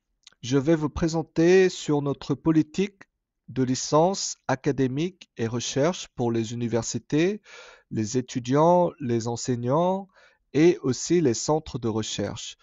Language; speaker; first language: French; non-native, fluent; Korean